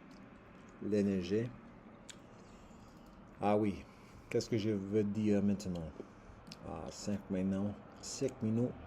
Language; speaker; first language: French; non-native, learner; English